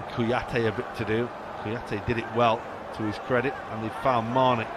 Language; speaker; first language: English; native; English